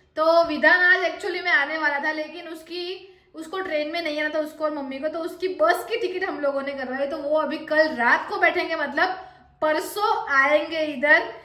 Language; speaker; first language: Hindi; non-native, local second language; Gujarati